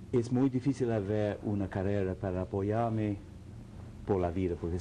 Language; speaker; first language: Spanish; non-native, fluent; English